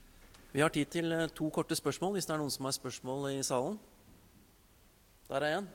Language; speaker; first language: Norwegian; native; Norwegian